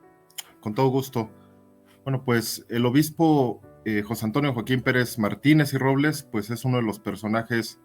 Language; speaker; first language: Spanish; native; Spanish